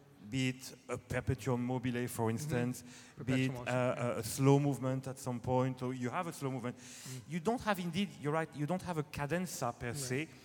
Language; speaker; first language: English; non-native, fluent; French